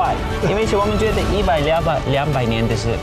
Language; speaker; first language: Chinese; non-native, fluent; Turkish